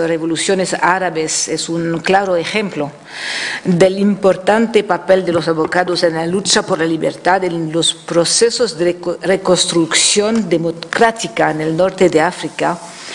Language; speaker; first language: Spanish; non-native, fluent; French